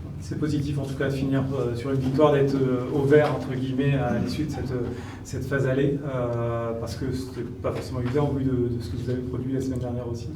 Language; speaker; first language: French; native; French